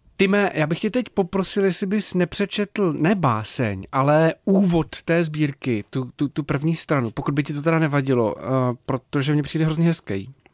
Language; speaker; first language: Czech; native; Czech